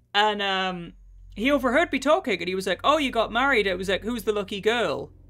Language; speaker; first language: English; native; English